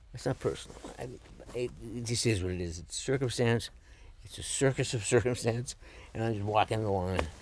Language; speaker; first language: English; native; English